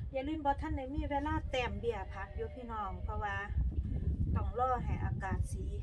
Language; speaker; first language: Thai; native; Thai